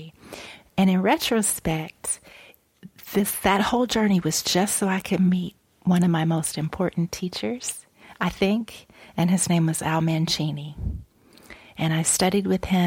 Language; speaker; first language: English; native; English